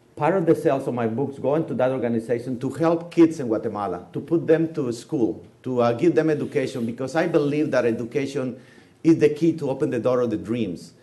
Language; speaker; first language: English; non-native, fluent; Spanish